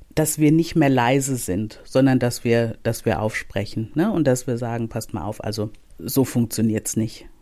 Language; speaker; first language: German; native; German